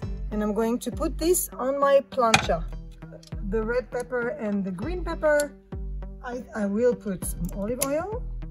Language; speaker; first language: English; non-native, fluent; French